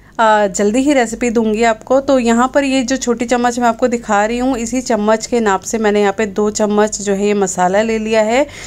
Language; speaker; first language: Hindi; non-native, local second language; Punjabi